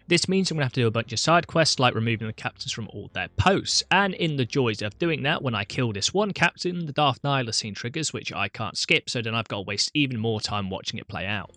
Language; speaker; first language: English; native; English